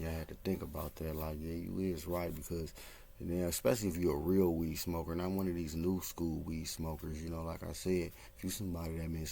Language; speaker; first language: English; native; English